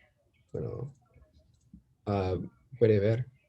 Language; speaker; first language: Spanish; non-native, learner; English